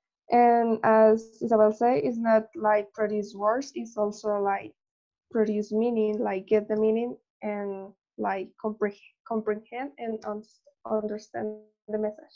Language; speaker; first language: English; non-native, fluent; Spanish